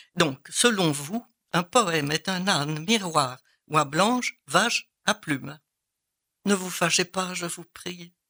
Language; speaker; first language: French; native; French